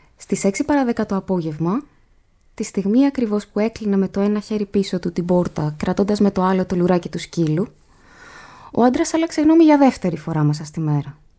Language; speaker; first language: Greek; native; Greek